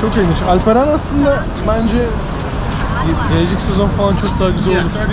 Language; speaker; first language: Turkish; native; Turkish